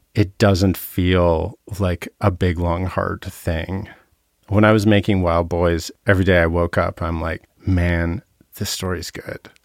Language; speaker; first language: English; native; English